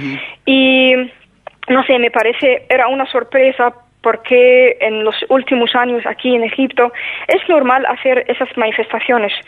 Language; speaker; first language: Spanish; non-native, fluent; Arabic